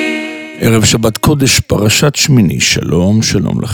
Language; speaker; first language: Hebrew; native; Hebrew